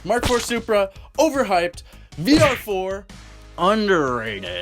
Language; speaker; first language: English; native; English